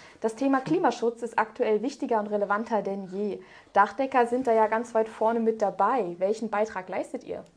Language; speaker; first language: German; native; German